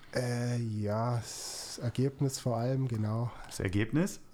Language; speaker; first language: German; native; German